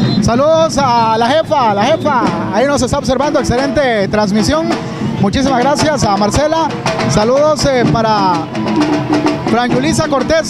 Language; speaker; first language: Spanish; native; Spanish